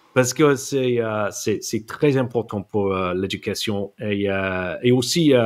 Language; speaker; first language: French; non-native, learner; English